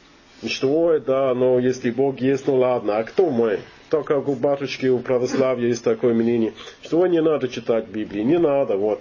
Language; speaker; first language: Russian; non-native, learner; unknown